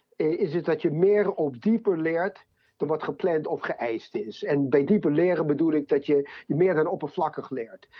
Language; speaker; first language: Dutch; non-native, fluent; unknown